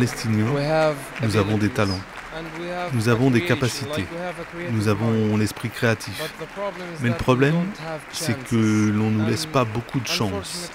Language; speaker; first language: French; non-native, fluent; Arabic